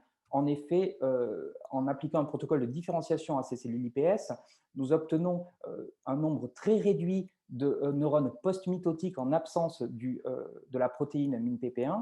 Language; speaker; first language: French; native; French